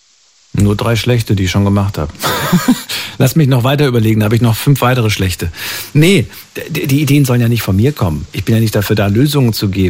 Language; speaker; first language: German; native; German